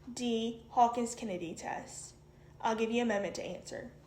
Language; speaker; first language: English; native; English